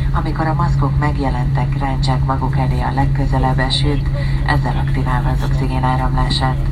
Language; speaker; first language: Hungarian; native; Hungarian